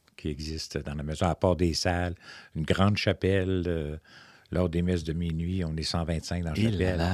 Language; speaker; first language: French; native; French